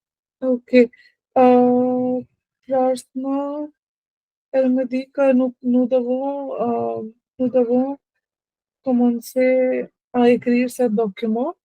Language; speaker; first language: French; non-native, learner; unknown